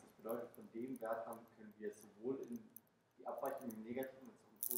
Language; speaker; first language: German; native; German